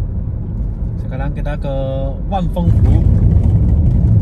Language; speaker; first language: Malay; non-native, learner; Chinese